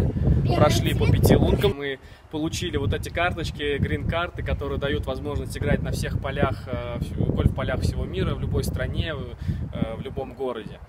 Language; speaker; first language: Russian; native; Russian